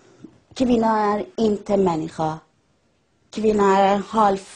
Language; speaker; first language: Swedish; non-native, learner; Persian